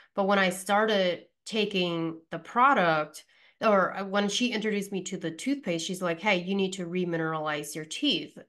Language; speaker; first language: English; early bilingual, other home language; Pennsylvania German